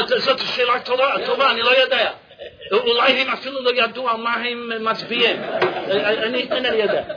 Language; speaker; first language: Hebrew; non-native, fluent; English